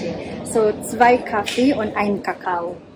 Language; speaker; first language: German; non-native, fluent; Filipino